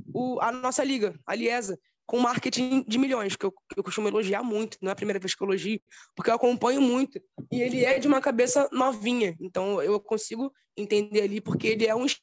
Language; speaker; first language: Portuguese; native; Portuguese